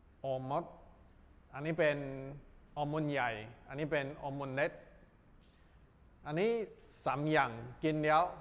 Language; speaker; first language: Thai; non-native, learner; Chinese